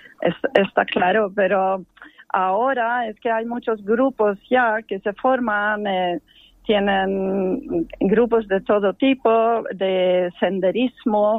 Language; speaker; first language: Spanish; non-native, fluent; Norwegian